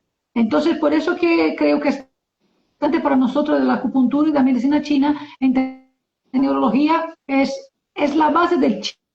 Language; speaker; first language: Spanish; non-native, learner; Portuguese